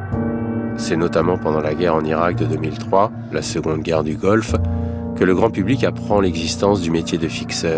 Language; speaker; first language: French; native; French